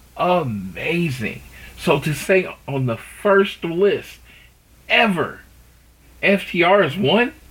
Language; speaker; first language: English; native; English